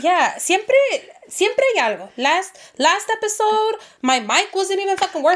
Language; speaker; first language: English; early bilingual, other home language; Spanish